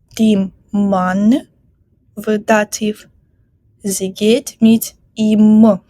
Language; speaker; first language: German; non-native, fluent; Ukrainian